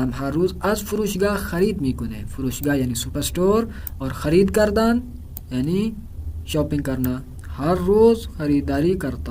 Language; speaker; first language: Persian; non-native, fluent; Urdu